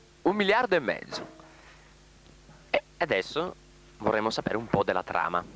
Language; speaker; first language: Italian; native; Italian